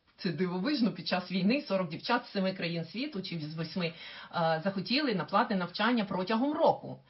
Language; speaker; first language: Ukrainian; non-native, local second language; Russian